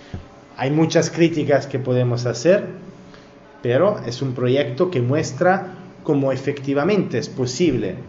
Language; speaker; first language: Spanish; non-native, learner; Italian